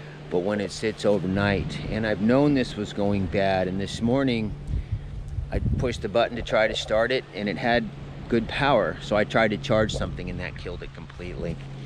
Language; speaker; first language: English; native; English